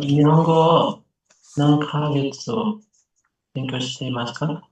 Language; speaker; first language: Japanese; non-native, learner; Indonesian